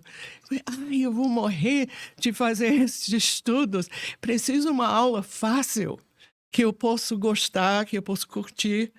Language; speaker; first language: Portuguese; non-native, fluent; English